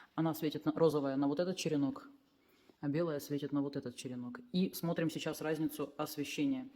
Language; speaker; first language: Russian; non-native, local second language; Ukrainian